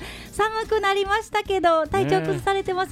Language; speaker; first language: Japanese; native; Japanese